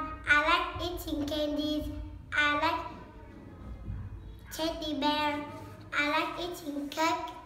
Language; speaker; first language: English; non-native, learner; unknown